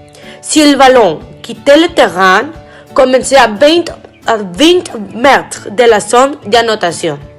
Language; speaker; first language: French; non-native, learner; Spanish